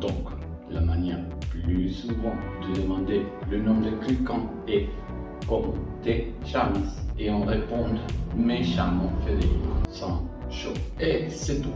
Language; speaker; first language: French; non-native, fluent; Spanish